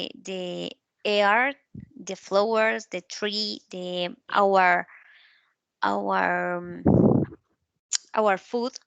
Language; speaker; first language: English; non-native, learner; Spanish